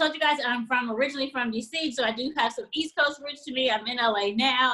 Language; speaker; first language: English; native; English